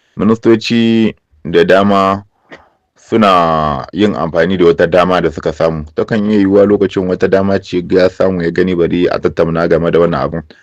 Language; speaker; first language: Hausa; native; Hausa